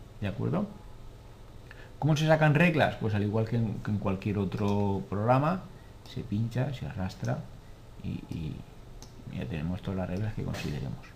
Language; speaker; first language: Spanish; native; Spanish